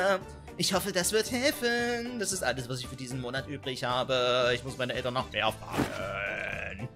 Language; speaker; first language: German; native; German